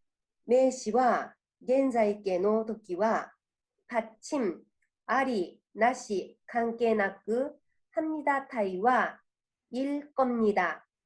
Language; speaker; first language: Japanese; non-native, fluent; Korean